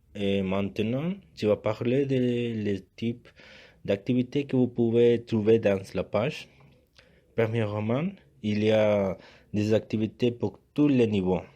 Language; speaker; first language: French; non-native, learner; Spanish